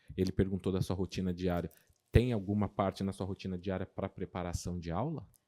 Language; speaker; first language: Portuguese; native; Portuguese